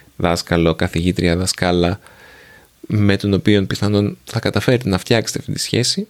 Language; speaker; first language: Greek; native; Greek